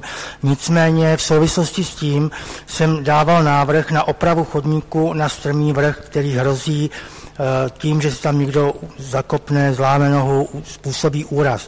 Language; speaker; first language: Czech; native; Czech